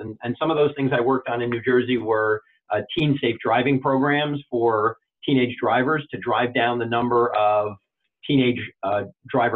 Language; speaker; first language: English; native; English